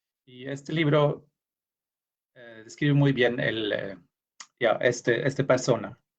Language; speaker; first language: Spanish; non-native, fluent; Norwegian